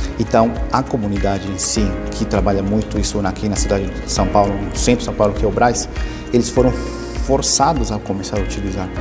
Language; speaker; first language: Portuguese; early bilingual, other home language; Spanish